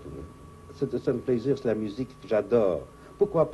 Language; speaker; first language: French; non-native, fluent; English